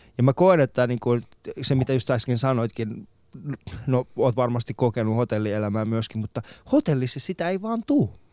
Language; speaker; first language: Finnish; early bilingual, other home language; Persian